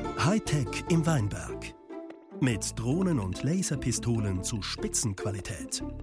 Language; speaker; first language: German; native; German